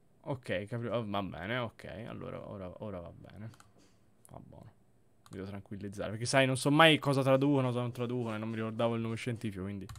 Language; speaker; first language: Italian; native; Italian